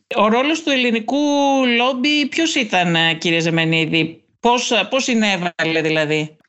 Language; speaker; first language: Greek; native; Greek